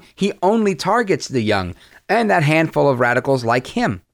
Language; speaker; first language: English; early bilingual, other home language; Spanish